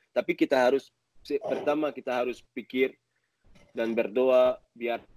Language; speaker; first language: Malay; non-native, fluent; Portuguese